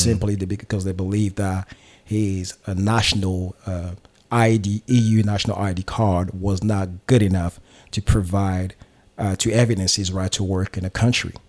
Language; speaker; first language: English; non-native, fluent; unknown